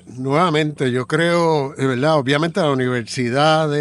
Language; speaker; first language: Spanish; native; Spanish